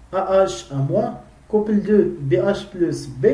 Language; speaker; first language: French; non-native, local second language; Arabic